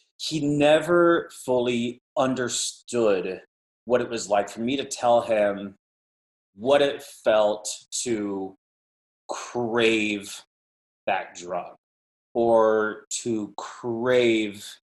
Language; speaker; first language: English; native; English